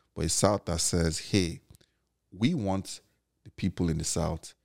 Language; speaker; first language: English; non-native, local second language; Igbo